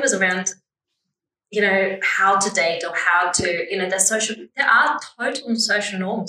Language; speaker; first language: English; non-native, fluent; German